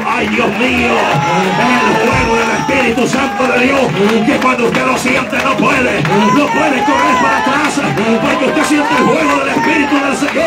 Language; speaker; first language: Spanish; native; Spanish